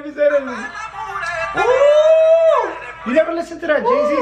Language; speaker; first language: English; native; English